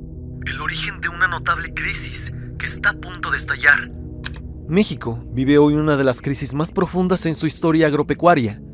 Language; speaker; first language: Spanish; native; Spanish